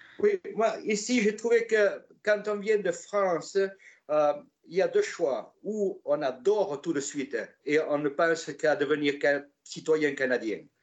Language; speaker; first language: French; native; French